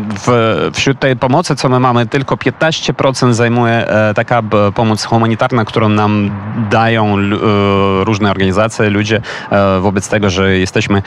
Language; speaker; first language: Polish; non-native, fluent; Ukrainian